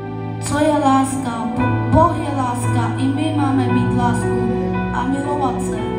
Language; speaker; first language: Czech; non-native, local second language; Slovak